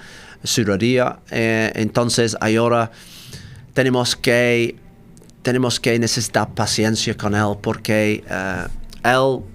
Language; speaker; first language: Spanish; non-native, learner; English